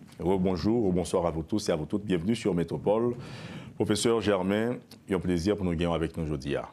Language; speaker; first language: French; non-native, local second language; Haitian Creole